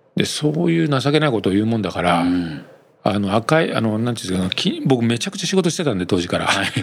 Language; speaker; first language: Japanese; native; Japanese